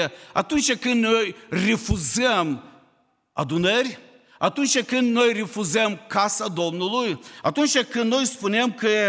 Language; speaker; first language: Romanian; non-native, local second language; Ukrainian